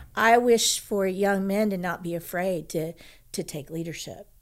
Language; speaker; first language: English; native; English